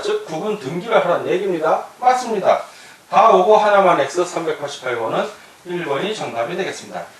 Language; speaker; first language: Korean; native; Korean